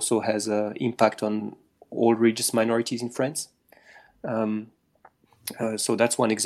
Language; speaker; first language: English; non-native, fluent; French